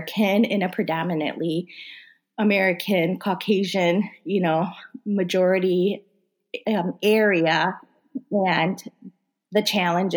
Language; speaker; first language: English; early bilingual, other home language; Korean